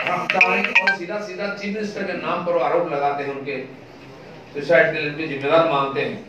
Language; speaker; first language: Hindi; non-native, local second language; Bangla